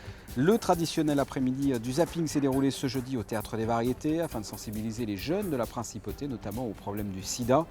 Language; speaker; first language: French; native; French